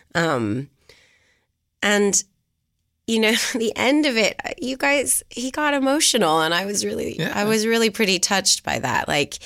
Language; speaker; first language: English; native; English